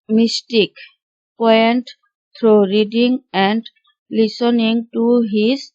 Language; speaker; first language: English; non-native, local second language; Bangla